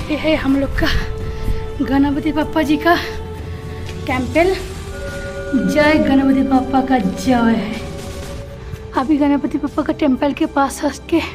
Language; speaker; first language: Hindi; non-native, local second language; Bangla